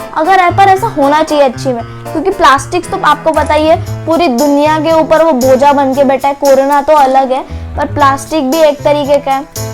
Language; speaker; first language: Hindi; non-native, local second language; Marathi